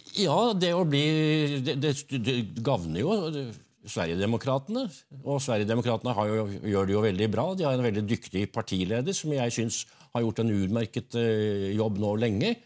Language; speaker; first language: Norwegian; native; Norwegian